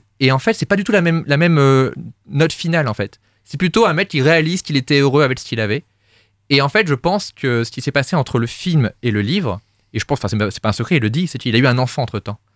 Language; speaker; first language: French; native; French